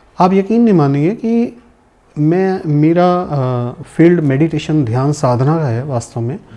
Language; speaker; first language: Hindi; non-native, local second language; Punjabi